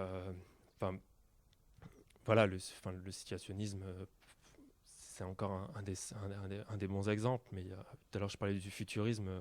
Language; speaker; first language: French; native; French